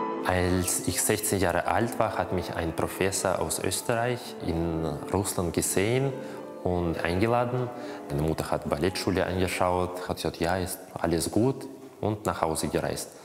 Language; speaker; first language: German; non-native, fluent; Russian